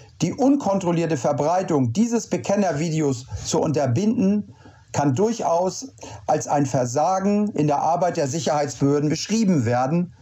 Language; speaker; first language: German; native; German